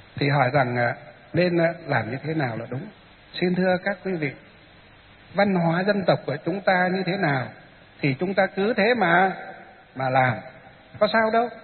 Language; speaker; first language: Vietnamese; native; Vietnamese